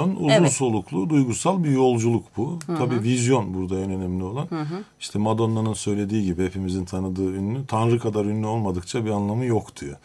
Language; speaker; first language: Turkish; native; Turkish